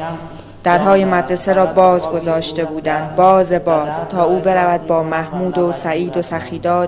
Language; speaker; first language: Persian; native; Persian